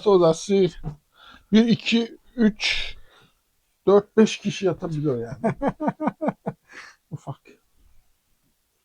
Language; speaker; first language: Turkish; non-native, learner; Persian